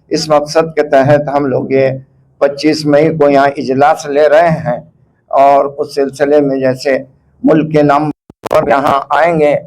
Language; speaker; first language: Urdu; native; Urdu